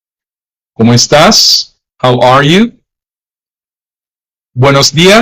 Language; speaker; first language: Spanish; non-native, learner; English